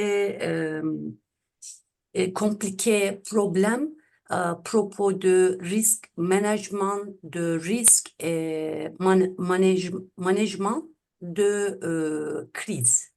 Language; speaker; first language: French; non-native, learner; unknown